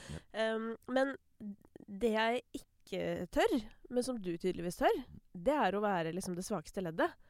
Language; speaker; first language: Norwegian; native; Norwegian